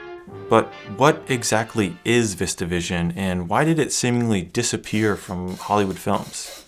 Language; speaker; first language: English; native; English